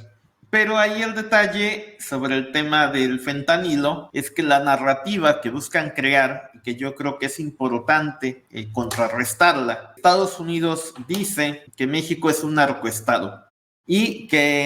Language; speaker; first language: Spanish; native; Spanish